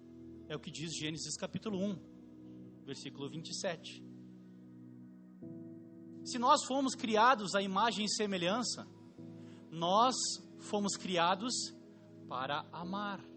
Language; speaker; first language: Portuguese; native; Portuguese